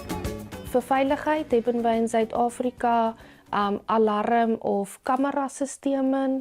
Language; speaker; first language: Dutch; non-native, learner; Afrikaans